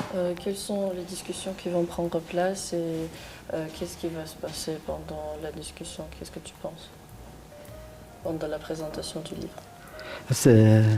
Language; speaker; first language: French; non-native, fluent; Armenian